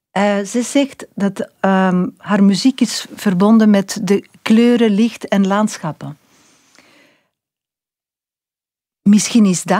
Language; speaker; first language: Dutch; non-native, local second language; French